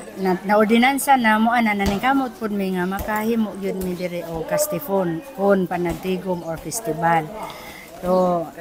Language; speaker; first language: Cebuano; non-native, local second language; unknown